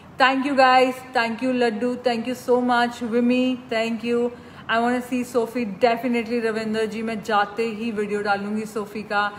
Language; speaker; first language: Hindi; native; Hindi